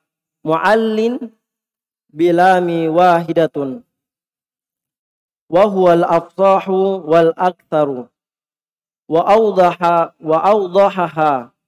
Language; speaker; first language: Arabic; non-native, fluent; Indonesian